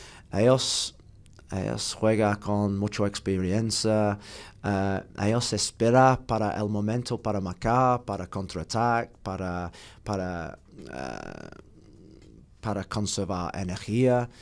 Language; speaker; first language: Spanish; non-native, learner; English